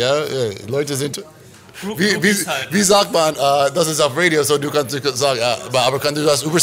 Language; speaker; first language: German; non-native, learner; English